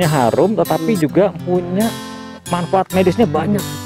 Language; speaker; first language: Indonesian; native; Indonesian